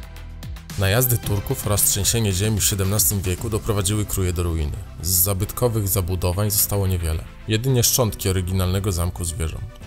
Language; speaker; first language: Polish; native; Polish